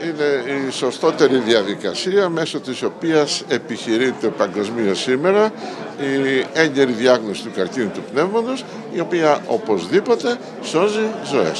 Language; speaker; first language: Greek; native; Greek